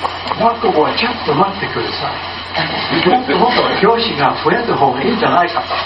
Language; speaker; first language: Japanese; non-native, learner; English